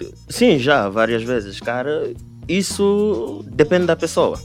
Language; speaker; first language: Portuguese; non-native, fluent; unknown